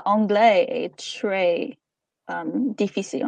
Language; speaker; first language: French; non-native, learner; English